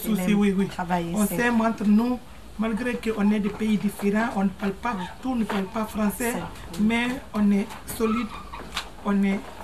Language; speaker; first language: French; non-native, fluent; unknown